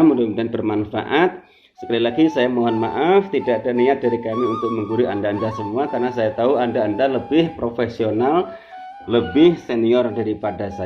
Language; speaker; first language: Indonesian; native; Indonesian